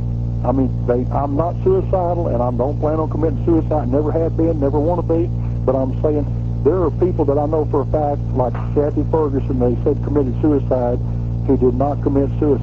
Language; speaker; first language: English; native; English